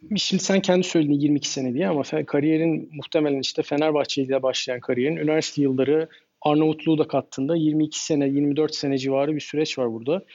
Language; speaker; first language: Turkish; native; Turkish